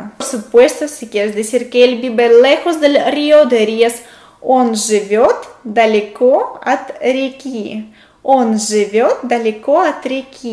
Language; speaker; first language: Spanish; non-native, fluent; Russian